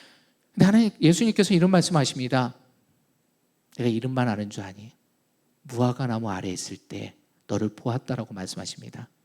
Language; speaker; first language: Korean; native; Korean